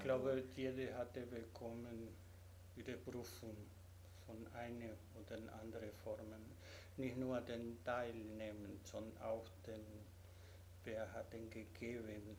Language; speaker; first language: German; non-native, learner; Spanish